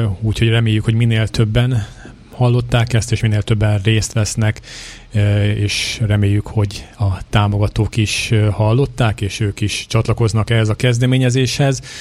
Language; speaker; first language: Hungarian; native; Hungarian